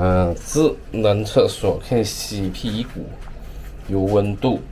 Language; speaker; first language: Chinese; native; Chinese